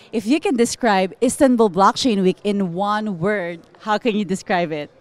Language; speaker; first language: English; non-native, local second language; Filipino